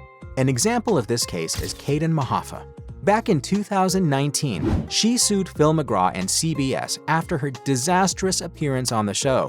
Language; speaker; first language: English; native; English